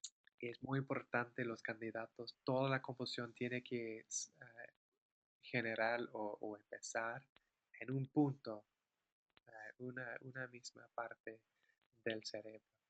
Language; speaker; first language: Spanish; non-native, fluent; English